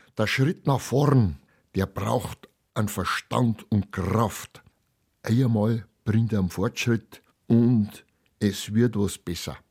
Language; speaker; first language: German; native; German